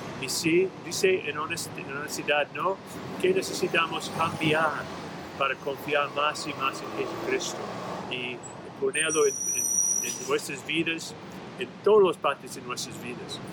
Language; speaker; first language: Spanish; non-native, fluent; English